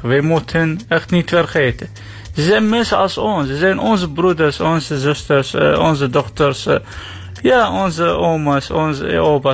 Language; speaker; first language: Dutch; non-native, learner; Arabic